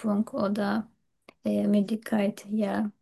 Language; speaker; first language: German; non-native, learner; Turkish